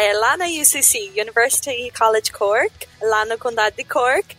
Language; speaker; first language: Portuguese; non-native, fluent; English